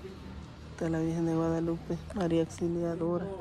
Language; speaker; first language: Spanish; native; Spanish